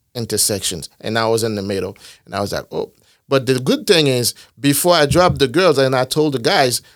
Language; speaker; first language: English; non-native, fluent; Haitian Creole